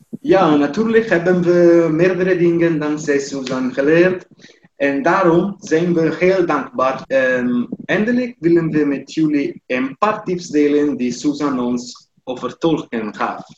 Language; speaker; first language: Dutch; non-native, learner; Italian